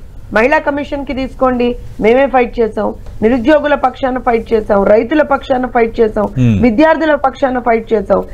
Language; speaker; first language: Telugu; native; Telugu